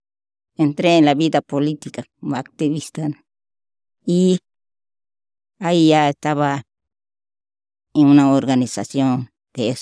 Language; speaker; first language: Spanish; non-native, local second language; Shipibo-Conibo